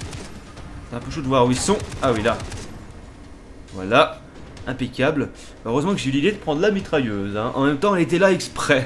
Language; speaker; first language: French; native; French